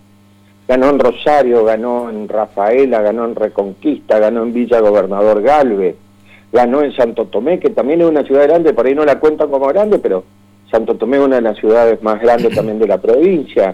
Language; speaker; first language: Spanish; native; Spanish